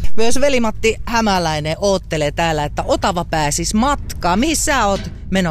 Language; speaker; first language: Finnish; native; Finnish